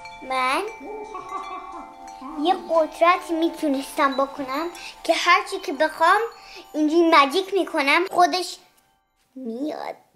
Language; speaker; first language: Persian; early bilingual, heritage; Persian